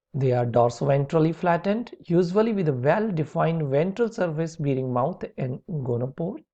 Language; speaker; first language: English; non-native, local second language; Hindi